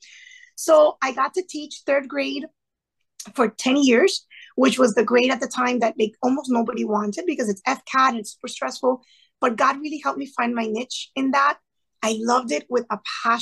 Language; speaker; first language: English; early bilingual, other home language; Spanish